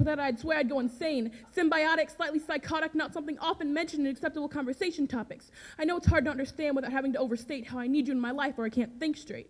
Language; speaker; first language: English; native; English